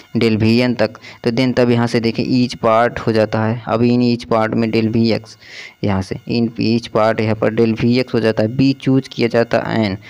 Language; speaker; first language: Hindi; native; Hindi